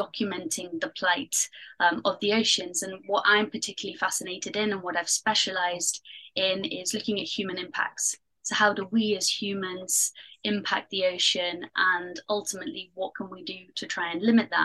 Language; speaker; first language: English; native; English